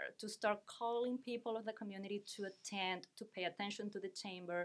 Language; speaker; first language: English; non-native, fluent; Spanish